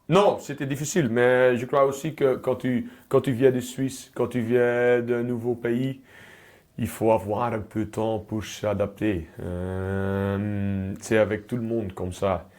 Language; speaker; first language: French; non-native, local second language; Dutch